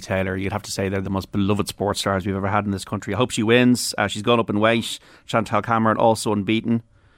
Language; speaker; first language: English; native; English